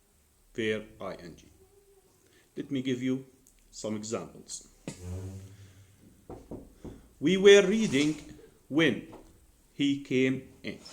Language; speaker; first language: English; non-native, fluent; Arabic